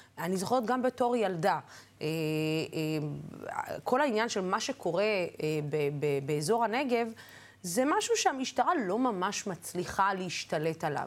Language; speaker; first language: Hebrew; non-native, local second language; Arabic